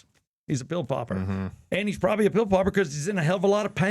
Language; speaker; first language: English; native; English